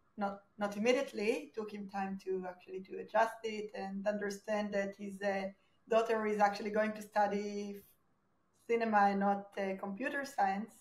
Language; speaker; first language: English; non-native, fluent; Hebrew